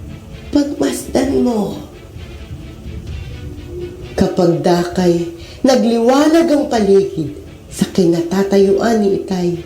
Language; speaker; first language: Filipino; native; Filipino